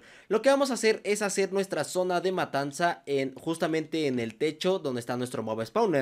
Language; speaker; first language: Spanish; native; Spanish